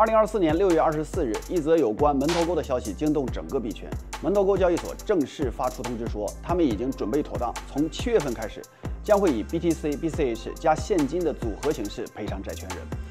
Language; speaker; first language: Chinese; native; Chinese